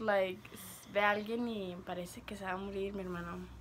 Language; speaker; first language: Spanish; early bilingual, heritage; Spanish